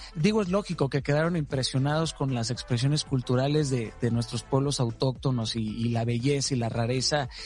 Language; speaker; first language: Spanish; native; Spanish